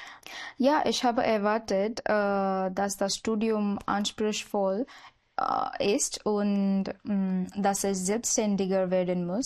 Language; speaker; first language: German; non-native, learner; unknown